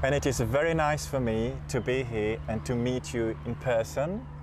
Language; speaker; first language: English; non-native, fluent; Czech